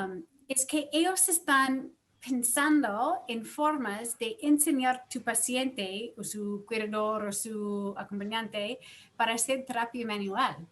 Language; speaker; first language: Spanish; non-native, fluent; English